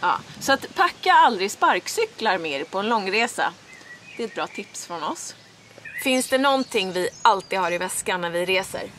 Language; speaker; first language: Swedish; native; Swedish